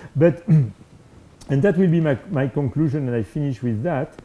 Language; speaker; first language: English; non-native, fluent; French